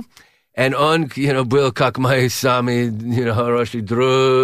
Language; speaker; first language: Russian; non-native, learner; English